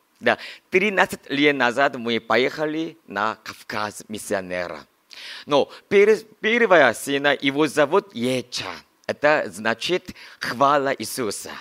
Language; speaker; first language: Russian; non-native, learner; Korean